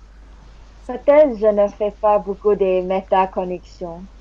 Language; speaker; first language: French; non-native, learner; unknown